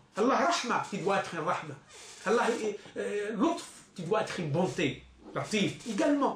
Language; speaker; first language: French; non-native, local second language; Arabic